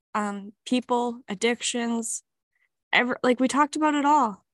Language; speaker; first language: English; native; English